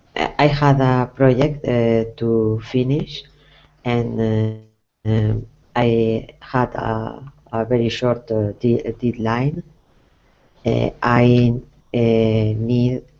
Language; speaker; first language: English; non-native, learner; Spanish